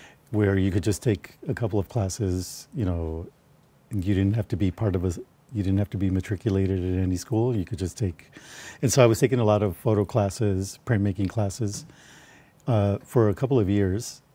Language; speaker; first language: English; early bilingual, other home language; Spanish